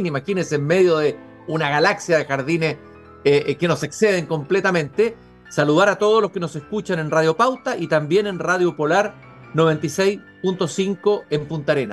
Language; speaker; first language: Spanish; native; Spanish